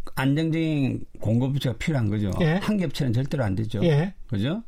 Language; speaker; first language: Korean; native; Korean